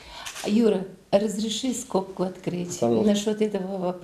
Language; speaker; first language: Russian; non-native, fluent; Bulgarian